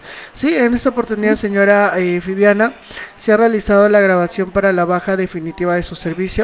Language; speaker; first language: Spanish; native; Spanish